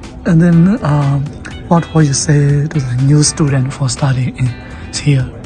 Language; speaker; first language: English; non-native, learner; Burmese